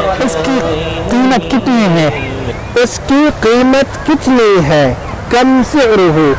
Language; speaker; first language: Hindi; non-native, fluent; Arabic